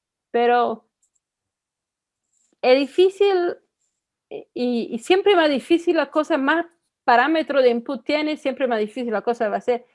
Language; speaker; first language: Spanish; non-native, fluent; Italian